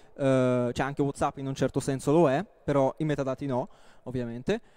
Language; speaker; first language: Italian; non-native, fluent; Russian